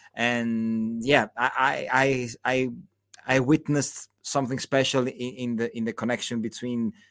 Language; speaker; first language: English; non-native, fluent; Greek